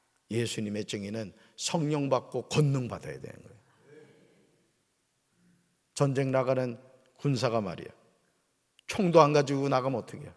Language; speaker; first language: Korean; native; Korean